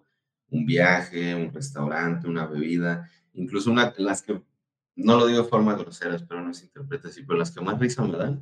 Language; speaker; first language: Spanish; native; Spanish